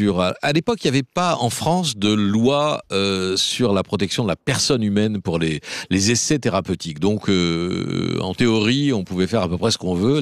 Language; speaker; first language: French; native; French